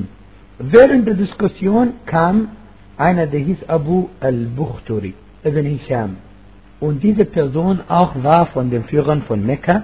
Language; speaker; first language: German; non-native, fluent; Arabic